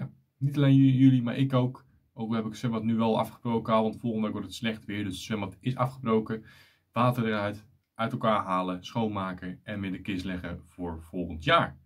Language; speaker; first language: Dutch; native; Dutch